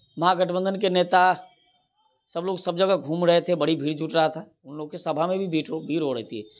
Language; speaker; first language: Hindi; native; Hindi